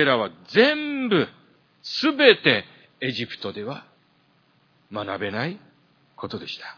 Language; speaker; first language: Japanese; early bilingual, heritage; Japanese